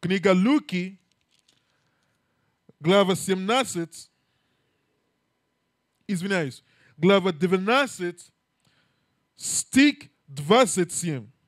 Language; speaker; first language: Russian; non-native, learner; English